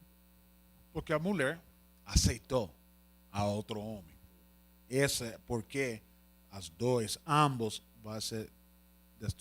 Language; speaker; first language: Portuguese; non-native, learner; Spanish